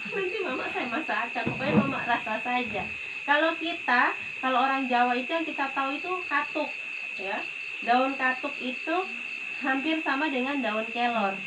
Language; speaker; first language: Indonesian; non-native, local second language; Sundanese